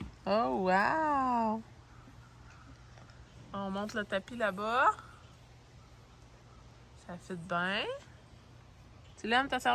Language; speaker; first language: French; native; French